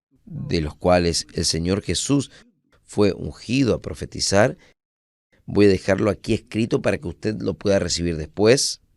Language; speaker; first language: Spanish; non-native, fluent; Portuguese